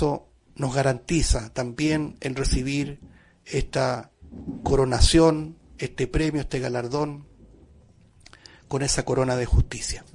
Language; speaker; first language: Spanish; native; Spanish